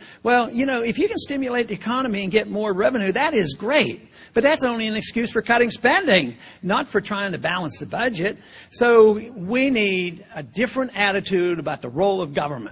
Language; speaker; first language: English; native; English